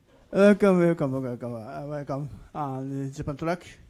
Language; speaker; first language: English; non-native, learner; Japanese